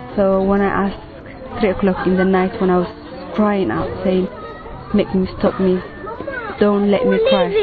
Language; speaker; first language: English; non-native, fluent; Tigrinya